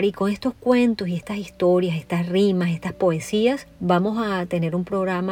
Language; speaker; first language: Spanish; native; Spanish